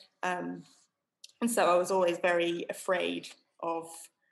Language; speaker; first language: English; native; English